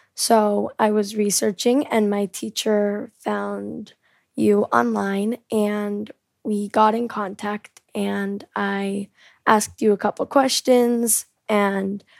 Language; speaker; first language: English; early bilingual, heritage; Korean